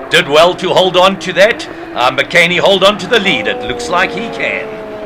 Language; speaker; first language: English; native; English